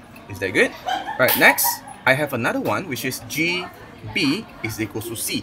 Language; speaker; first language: English; non-native, local second language; Malay